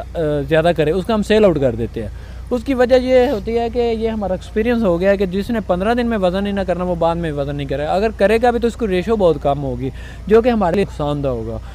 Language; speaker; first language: Urdu; non-native, local second language; Punjabi